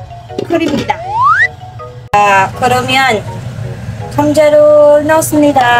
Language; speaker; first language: Korean; non-native, learner; Filipino